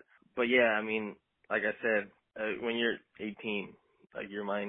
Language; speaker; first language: English; native; English